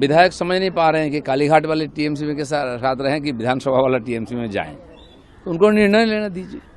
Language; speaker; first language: Hindi; non-native, local second language; Bangla